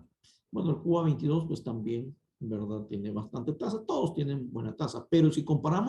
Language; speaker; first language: Spanish; native; Spanish